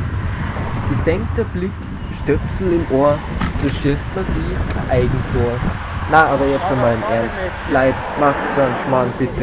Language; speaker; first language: German; native; German